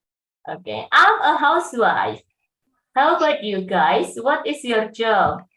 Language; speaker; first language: English; non-native, fluent; Indonesian